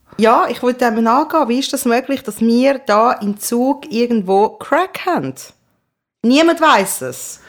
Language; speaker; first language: German; early bilingual, other home language; Persian